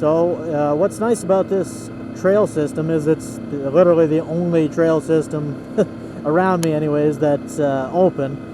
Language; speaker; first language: English; native; English